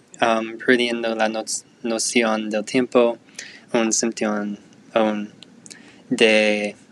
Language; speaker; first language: Spanish; non-native, learner; English